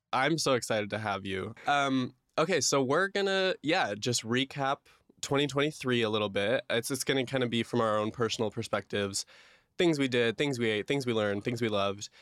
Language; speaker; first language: English; native; English